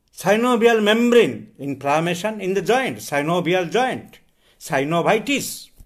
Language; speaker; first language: English; non-native, local second language; Bangla